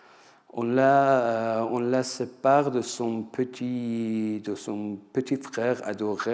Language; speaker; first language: French; non-native, fluent; Persian